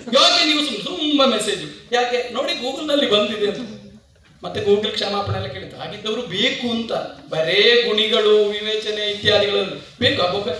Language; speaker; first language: Kannada; non-native, local second language; Malayalam